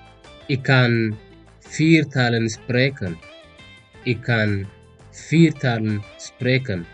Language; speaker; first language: Dutch; non-native, fluent; Tigrinya